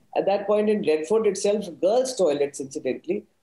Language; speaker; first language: English; non-native, local second language; Hindi